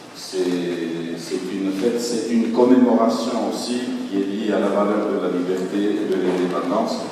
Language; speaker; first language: French; non-native, fluent; Georgian